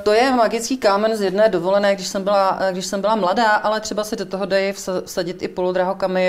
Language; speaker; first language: Czech; native; Czech